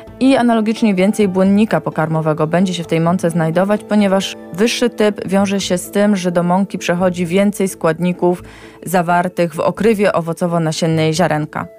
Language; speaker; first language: Polish; native; Polish